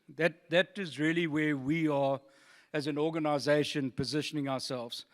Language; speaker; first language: English; native; English